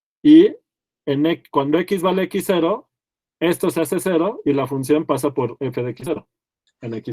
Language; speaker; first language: Spanish; native; Spanish